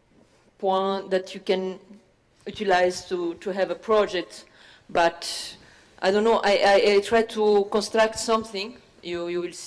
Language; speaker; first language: English; non-native, learner; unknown